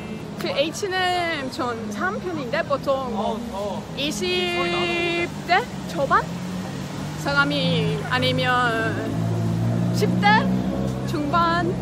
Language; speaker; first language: Korean; non-native, fluent; Dutch